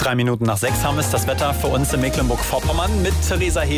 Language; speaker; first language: German; native; German